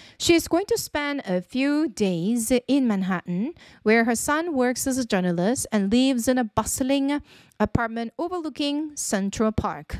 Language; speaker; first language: English; non-native, fluent; Korean